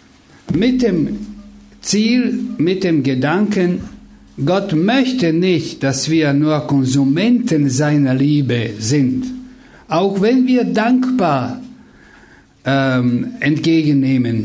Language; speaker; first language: German; non-native, fluent; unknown